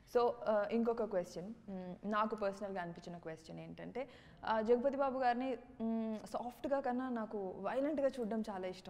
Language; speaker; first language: Telugu; native; Telugu